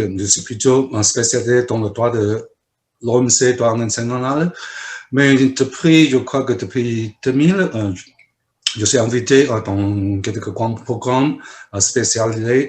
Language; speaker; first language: French; non-native, fluent; Chinese